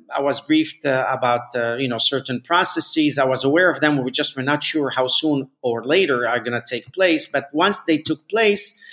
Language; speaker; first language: English; non-native, fluent; Arabic